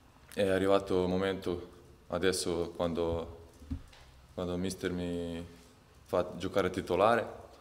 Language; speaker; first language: Italian; non-native, fluent; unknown